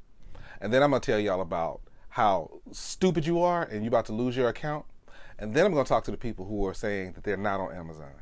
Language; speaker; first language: English; native; English